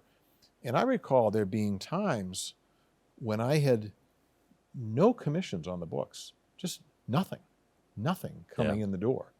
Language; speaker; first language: English; native; English